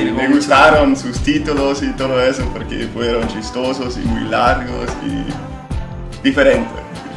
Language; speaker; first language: Spanish; non-native, fluent; German